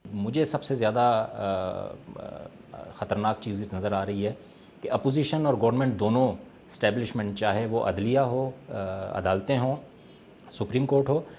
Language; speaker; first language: Urdu; native; Urdu